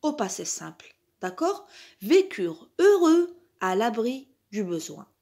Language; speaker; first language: French; non-native, local second language; Arabic